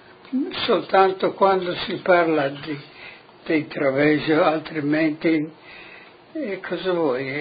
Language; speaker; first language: Italian; non-native, local second language; Friulian